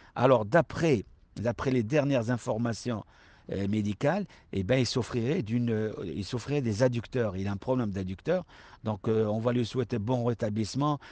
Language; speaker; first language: French; non-native, local second language; Arabic